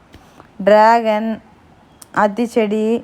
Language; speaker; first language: Tamil; native; Tamil